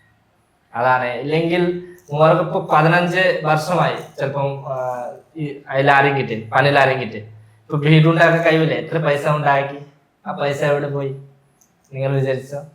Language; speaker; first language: Malayalam; non-native, learner; Bangla